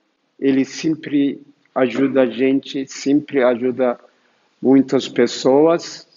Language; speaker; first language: Portuguese; non-native, fluent; Turkish